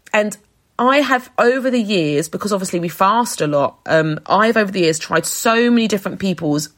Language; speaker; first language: English; native; English